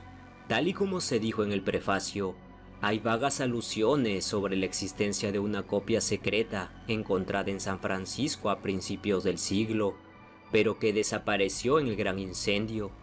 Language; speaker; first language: Spanish; native; Spanish